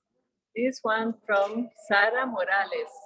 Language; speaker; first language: English; non-native, fluent; Spanish